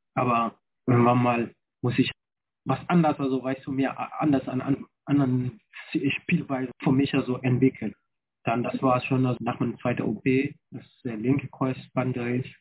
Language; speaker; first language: German; non-native, fluent; Fula